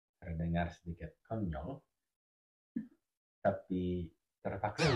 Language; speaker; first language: Indonesian; non-native, fluent; English